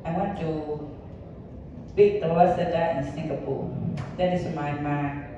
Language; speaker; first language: English; non-native, learner; Burmese